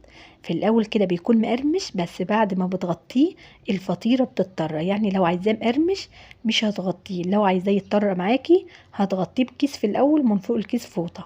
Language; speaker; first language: Arabic; native; Arabic